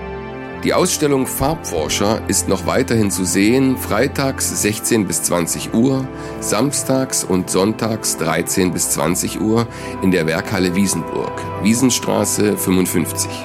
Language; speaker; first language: German; native; German